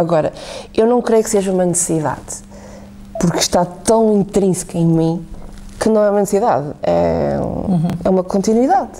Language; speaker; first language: Portuguese; native; Portuguese